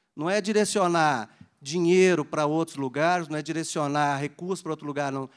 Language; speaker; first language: Portuguese; native; Portuguese